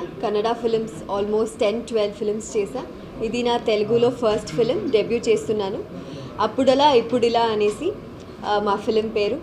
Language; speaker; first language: Telugu; non-native, local second language; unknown